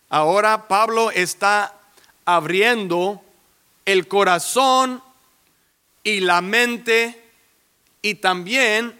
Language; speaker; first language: Spanish; early bilingual, heritage; English